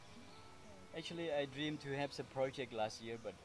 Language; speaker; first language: English; non-native, fluent; Thai